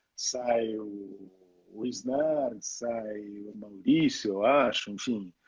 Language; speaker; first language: Portuguese; non-native, fluent; Italian